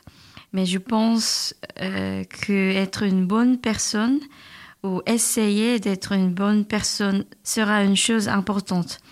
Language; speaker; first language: French; non-native, learner; Korean